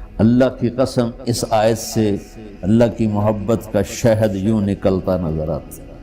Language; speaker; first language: Urdu; non-native, local second language; Punjabi